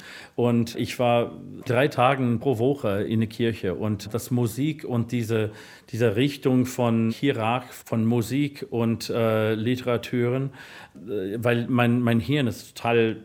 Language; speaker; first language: German; non-native, fluent; English